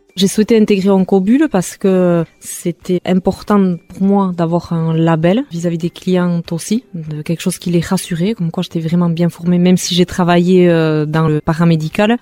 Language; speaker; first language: French; non-native, local second language; Basque